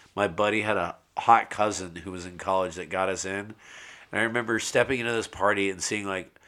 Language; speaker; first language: English; native; English